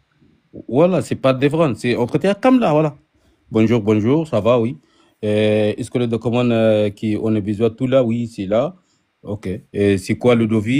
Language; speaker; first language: French; non-native, learner; Arabic